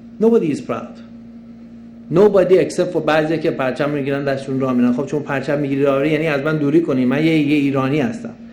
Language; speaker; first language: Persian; native; Persian